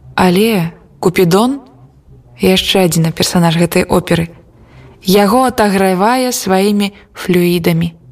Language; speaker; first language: Belarusian; native; Belarusian